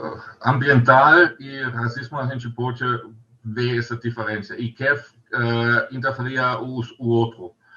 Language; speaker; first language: Portuguese; non-native, learner; German